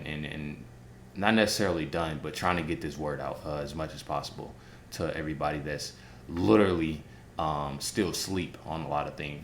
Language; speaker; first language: English; native; English